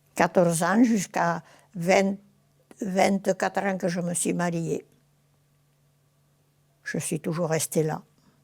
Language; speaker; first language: French; non-native, local second language; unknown